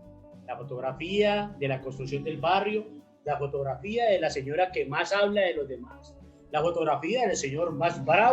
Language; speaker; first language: Spanish; native; Spanish